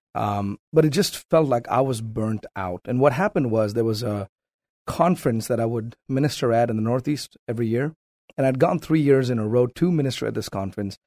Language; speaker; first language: English; non-native, local second language; Malayalam